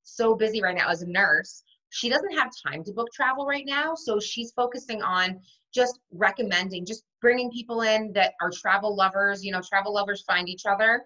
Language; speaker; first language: English; native; English